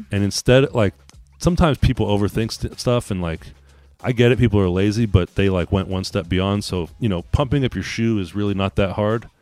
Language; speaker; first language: English; native; English